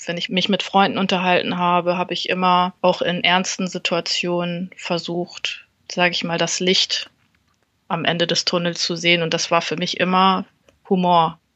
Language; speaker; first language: German; early bilingual, other home language; Vietnamese